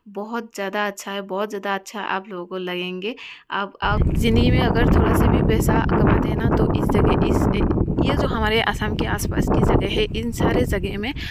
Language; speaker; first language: Hindi; non-native, local second language; Bangla